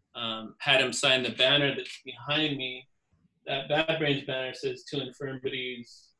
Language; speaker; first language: English; native; English